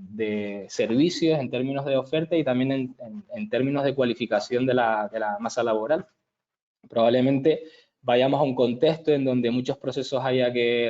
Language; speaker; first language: Spanish; native; Spanish